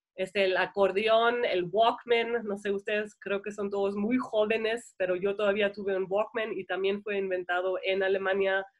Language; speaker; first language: Spanish; non-native, fluent; German